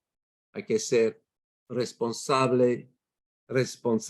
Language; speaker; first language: Spanish; non-native, fluent; English